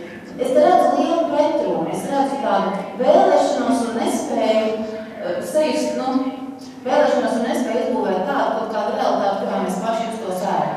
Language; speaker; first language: Latvian; native; Latvian